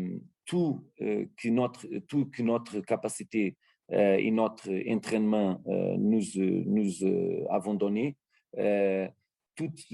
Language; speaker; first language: French; non-native, learner; Portuguese